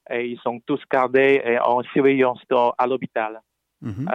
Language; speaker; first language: French; non-native, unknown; Chinese